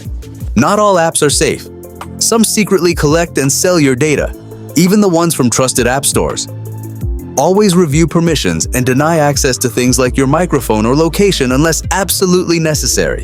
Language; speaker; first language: English; native; English